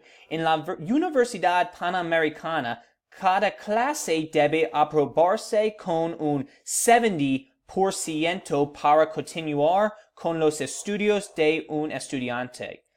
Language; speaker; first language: Spanish; non-native, learner; English